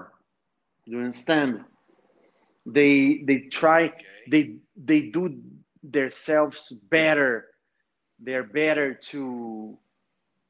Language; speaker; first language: English; non-native, fluent; Portuguese